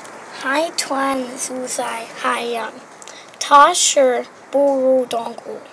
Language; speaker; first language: Chinese; non-native, learner; English